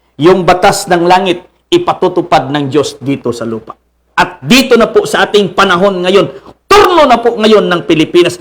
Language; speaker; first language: Filipino; non-native, local second language; Cebuano